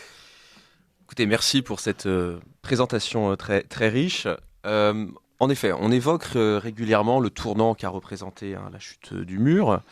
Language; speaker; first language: French; native; French